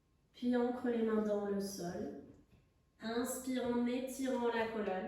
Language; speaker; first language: French; native; French